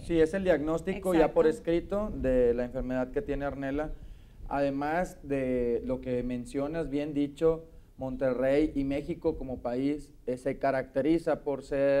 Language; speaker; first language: Spanish; native; Spanish